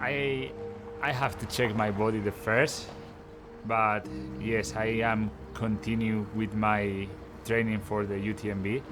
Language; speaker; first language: English; non-native, fluent; Spanish